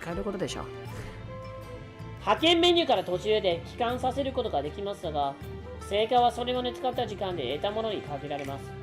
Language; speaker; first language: Japanese; native; Japanese